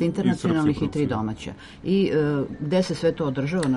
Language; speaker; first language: Serbian; native; Serbian